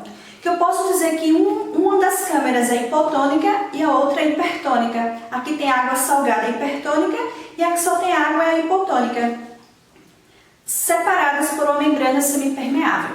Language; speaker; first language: Portuguese; native; Portuguese